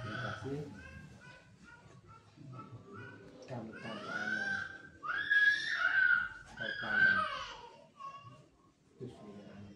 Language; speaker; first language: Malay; non-native, local second language; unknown